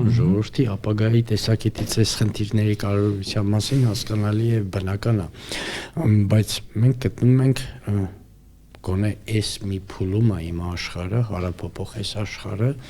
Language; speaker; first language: Armenian; native; Armenian